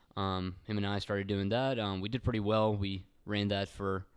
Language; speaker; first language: English; early bilingual, other home language; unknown